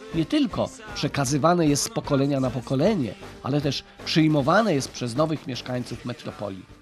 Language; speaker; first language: Polish; native; Polish